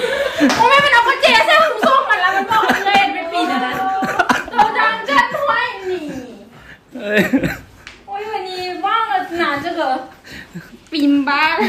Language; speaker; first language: Chinese; non-native, fluent; Lao